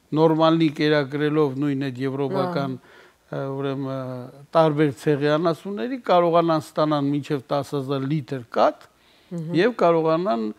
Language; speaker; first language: Armenian; native; Armenian